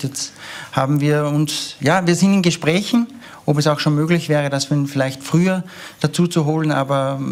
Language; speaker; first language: German; native; German